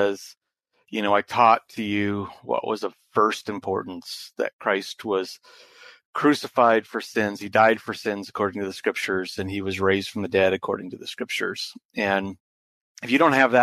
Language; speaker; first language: English; native; English